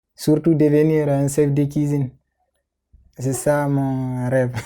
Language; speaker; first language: French; non-native, fluent; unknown